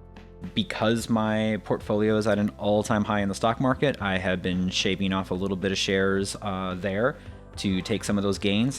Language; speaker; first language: English; native; English